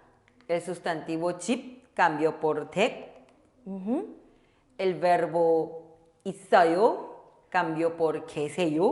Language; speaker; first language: Spanish; non-native, local second language; Korean